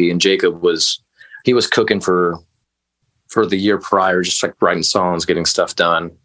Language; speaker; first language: English; native; English